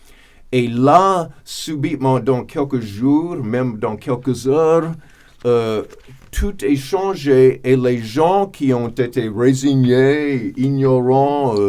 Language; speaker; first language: French; non-native, fluent; English